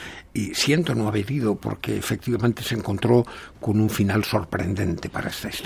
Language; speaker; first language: Spanish; native; Spanish